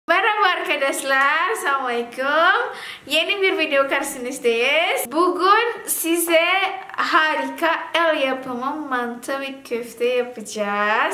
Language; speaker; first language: Turkish; non-native, learner; Indonesian